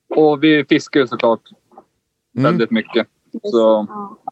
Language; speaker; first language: Swedish; native; Swedish